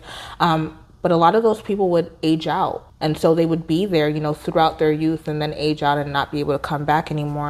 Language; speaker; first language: English; native; English